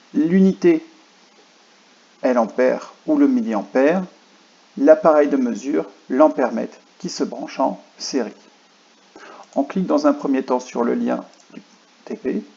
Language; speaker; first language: French; native; French